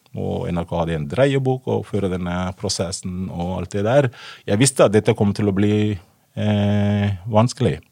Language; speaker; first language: Norwegian; non-native, fluent; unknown